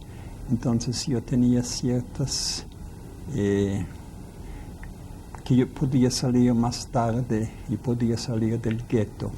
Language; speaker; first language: Spanish; non-native, fluent; Yiddish